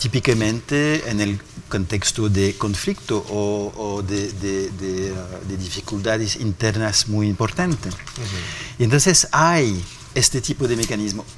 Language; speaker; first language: Spanish; non-native, fluent; French